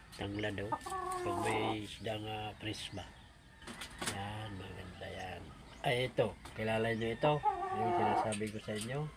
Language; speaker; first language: Filipino; non-native, local second language; Cebuano